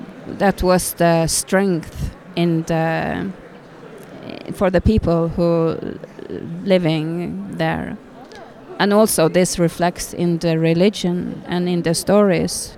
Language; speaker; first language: English; non-native, fluent; Norwegian